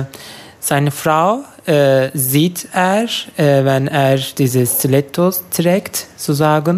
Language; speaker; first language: German; non-native, learner; Turkish